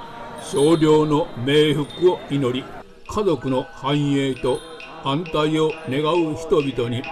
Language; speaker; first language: Japanese; native; Japanese